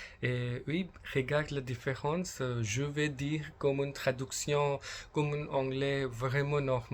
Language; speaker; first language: French; non-native, learner; English